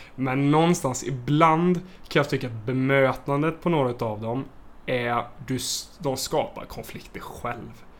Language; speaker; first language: Swedish; native; Swedish